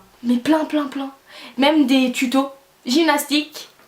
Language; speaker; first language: French; native; French